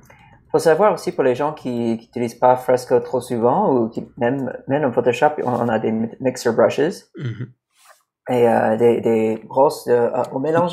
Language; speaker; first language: French; non-native, learner; English